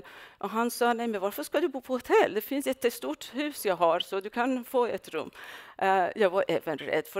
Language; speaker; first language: Swedish; non-native, fluent; Persian